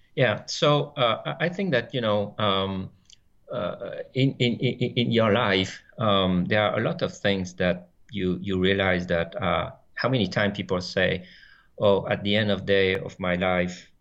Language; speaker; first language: English; non-native, fluent; French